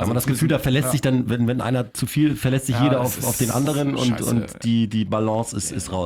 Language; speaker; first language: German; native; German